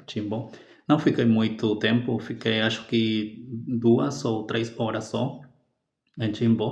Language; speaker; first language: Portuguese; non-native, fluent; Spanish